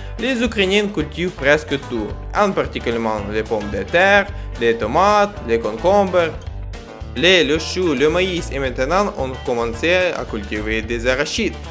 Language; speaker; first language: French; non-native, learner; Ukrainian